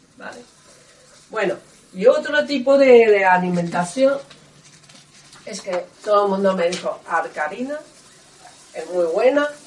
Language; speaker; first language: Spanish; non-native, learner; Chinese